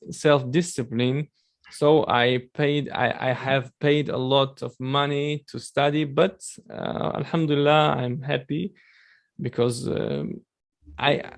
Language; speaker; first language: English; non-native, learner; Chechen